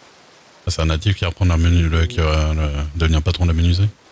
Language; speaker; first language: French; native; French